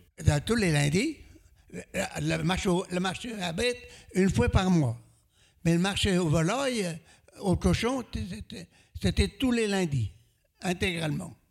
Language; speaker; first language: French; native; French